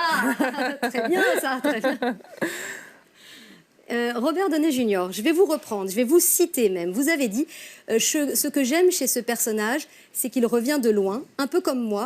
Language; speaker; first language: French; native; French